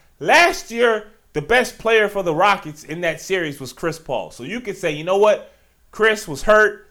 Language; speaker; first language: English; native; English